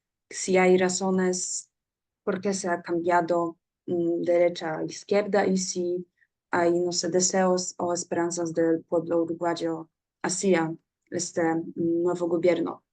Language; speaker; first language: Spanish; non-native, learner; Polish